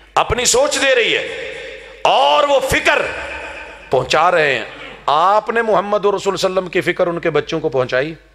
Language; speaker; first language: Urdu; non-native, local second language; Punjabi